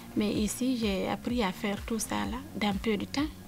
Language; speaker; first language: French; non-native, learner; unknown